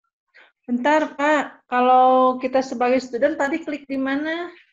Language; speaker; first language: Indonesian; native; Indonesian